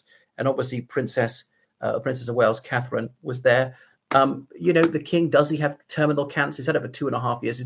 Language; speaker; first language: English; native; English